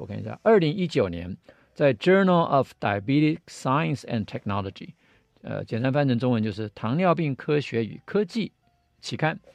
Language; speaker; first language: Chinese; native; Chinese